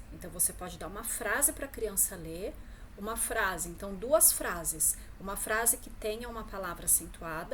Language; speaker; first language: Portuguese; native; Portuguese